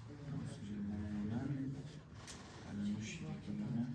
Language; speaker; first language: Arabic; non-native, learner; Kashmiri